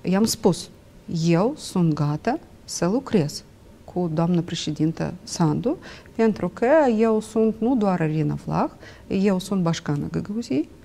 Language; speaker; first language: Romanian; non-native, local second language; Russian